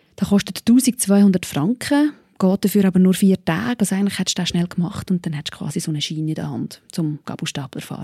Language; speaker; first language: German; native; German